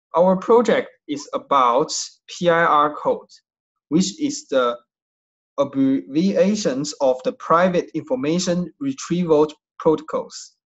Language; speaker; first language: English; non-native, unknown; Chinese